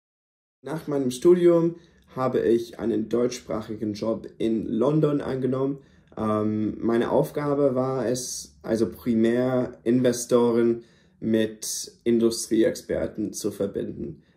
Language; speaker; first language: German; non-native, fluent; English